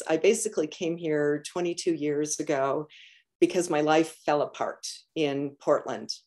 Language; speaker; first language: English; native; English